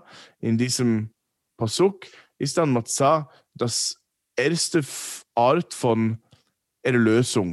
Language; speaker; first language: German; non-native, fluent; English